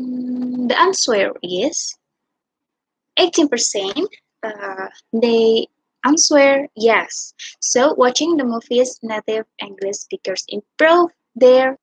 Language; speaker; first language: English; non-native, learner; Indonesian